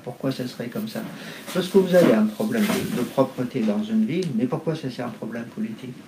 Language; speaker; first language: French; non-native, fluent; Arabic